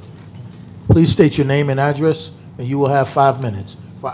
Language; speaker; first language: English; native; English